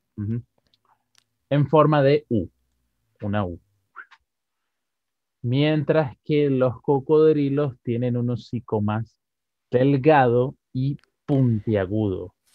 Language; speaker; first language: Spanish; native; Spanish